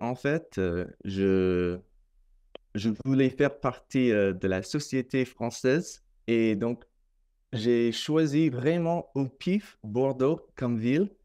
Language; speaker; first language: French; non-native, fluent; English